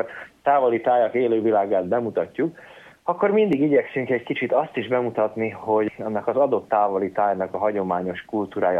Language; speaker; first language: Hungarian; native; Hungarian